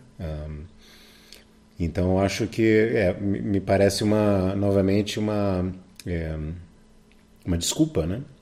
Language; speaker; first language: Portuguese; native; Portuguese